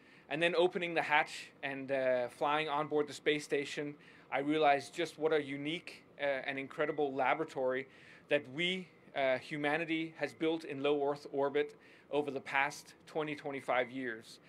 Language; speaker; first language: English; non-native, fluent; Danish